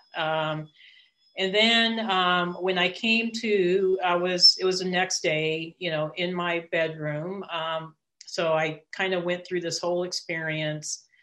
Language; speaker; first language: English; early bilingual, other home language; Italian